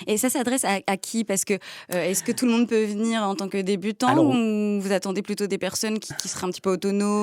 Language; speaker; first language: French; native; French